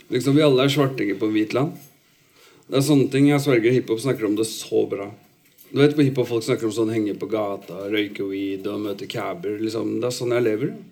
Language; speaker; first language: Norwegian; early bilingual, other home language; Urdu